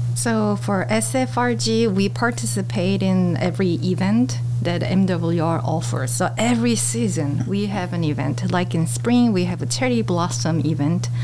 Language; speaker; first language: English; non-native, fluent; Korean